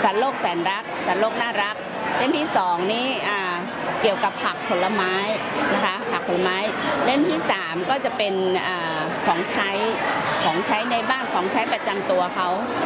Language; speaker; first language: Thai; native; Thai